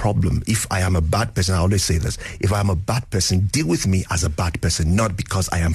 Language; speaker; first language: English; non-native, local second language; Yoruba